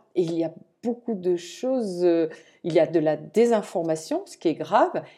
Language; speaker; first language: French; native; French